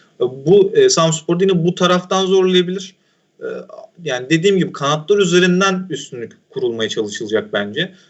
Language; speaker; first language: Turkish; native; Turkish